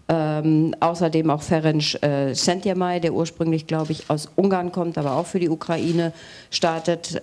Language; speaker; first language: German; native; German